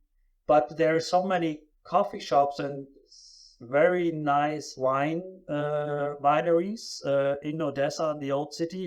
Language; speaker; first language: English; non-native, fluent; German